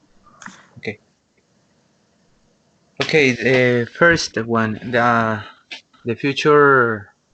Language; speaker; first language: English; non-native, learner; Spanish